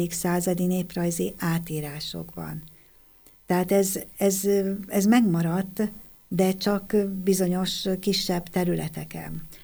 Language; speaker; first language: Hungarian; native; Hungarian